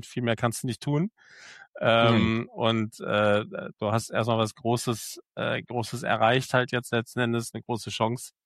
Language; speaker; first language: German; native; German